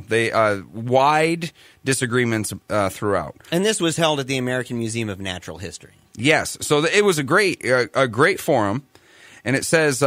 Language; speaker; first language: English; native; English